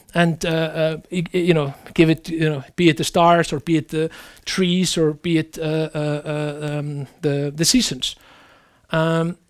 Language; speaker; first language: English; non-native, fluent; Icelandic